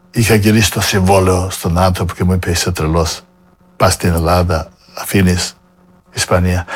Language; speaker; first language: Greek; non-native, fluent; Serbian